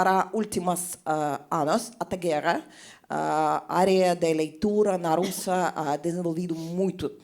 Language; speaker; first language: Portuguese; non-native, fluent; Russian